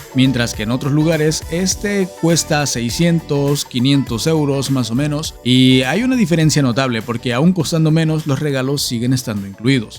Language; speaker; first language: Spanish; native; Spanish